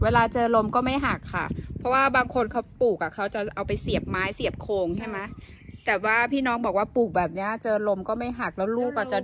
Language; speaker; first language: Thai; native; Thai